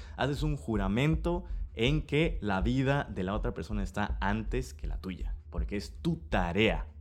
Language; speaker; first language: Spanish; native; Spanish